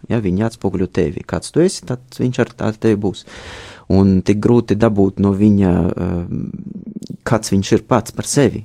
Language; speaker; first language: Latvian; non-native, fluent; Russian